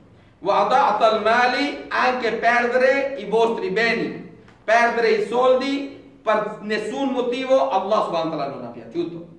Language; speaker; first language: Italian; non-native, fluent; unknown